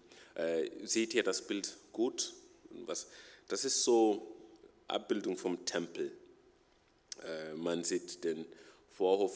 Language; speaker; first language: German; non-native, fluent; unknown